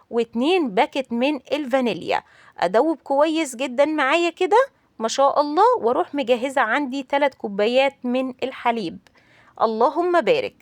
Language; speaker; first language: Arabic; native; Arabic